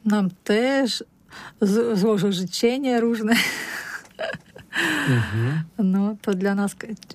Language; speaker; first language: Polish; non-native, learner; Russian